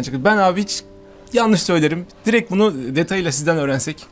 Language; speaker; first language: Turkish; native; Turkish